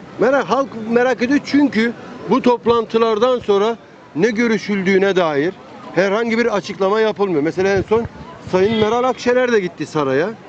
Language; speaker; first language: Turkish; native; Turkish